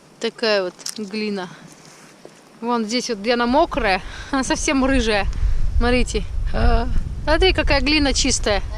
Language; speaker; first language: Russian; native; Russian